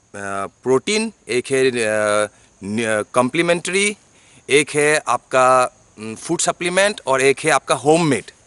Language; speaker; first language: Hindi; non-native, local second language; Bangla